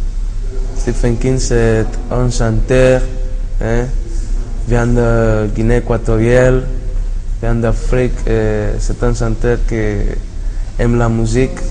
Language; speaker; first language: French; non-native, learner; Spanish